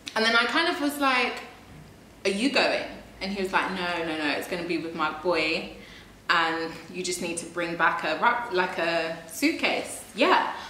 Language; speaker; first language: English; native; English